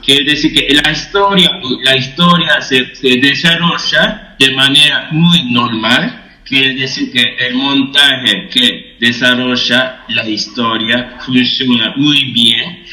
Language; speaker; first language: Spanish; non-native, fluent; Japanese